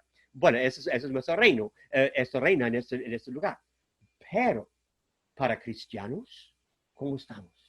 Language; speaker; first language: Spanish; non-native, fluent; German